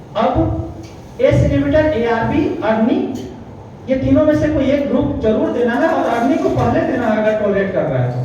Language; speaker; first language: Hindi; native; Hindi